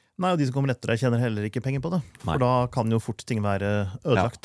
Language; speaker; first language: Norwegian; native; Norwegian